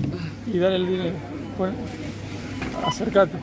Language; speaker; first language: Spanish; native; Spanish